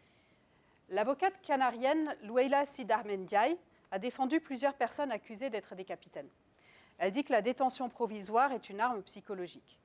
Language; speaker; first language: French; native; French